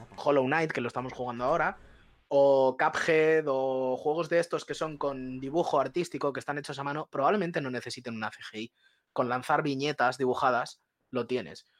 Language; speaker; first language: Spanish; native; Spanish